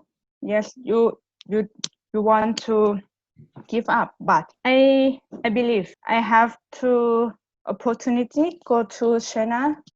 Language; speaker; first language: English; non-native, learner; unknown